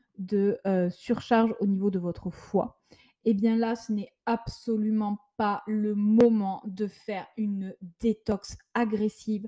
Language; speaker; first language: French; native; French